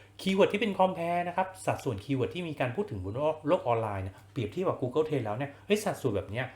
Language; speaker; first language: Thai; native; Thai